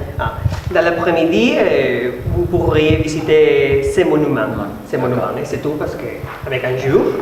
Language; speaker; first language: French; non-native, learner; Spanish